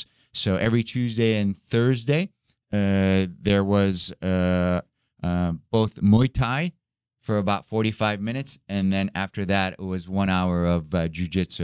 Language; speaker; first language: English; early bilingual, other home language; Arabic